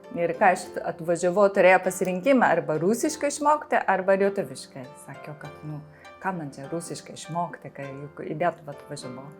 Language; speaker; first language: Lithuanian; non-native, fluent; Japanese